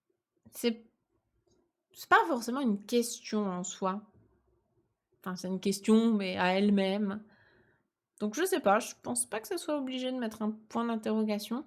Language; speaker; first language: French; native; French